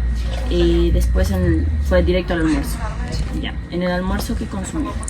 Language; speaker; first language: Spanish; native; Spanish